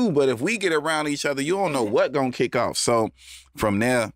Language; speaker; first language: English; native; English